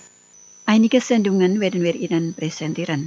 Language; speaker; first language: German; non-native, fluent; Indonesian